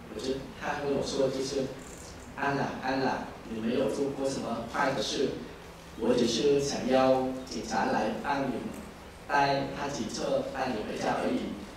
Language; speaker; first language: Chinese; non-native, fluent; Vietnamese